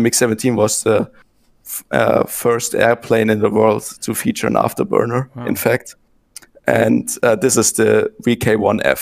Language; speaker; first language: English; non-native, fluent; German